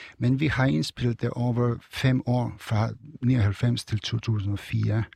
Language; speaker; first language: Danish; non-native, fluent; Serbian